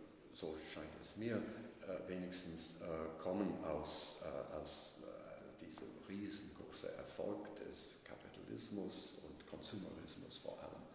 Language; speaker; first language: German; non-native, fluent; English